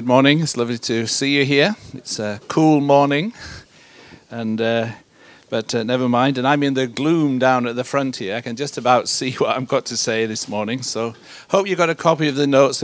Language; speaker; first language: English; native; English